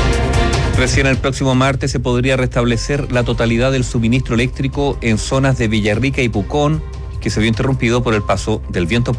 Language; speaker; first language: Spanish; native; Spanish